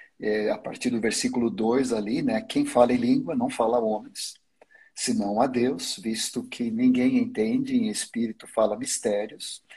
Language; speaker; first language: Portuguese; non-native, fluent; Swedish